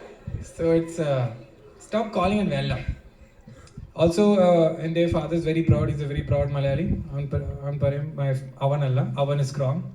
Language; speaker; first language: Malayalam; non-native, learner; English